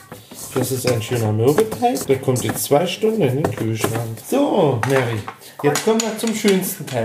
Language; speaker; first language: German; native; German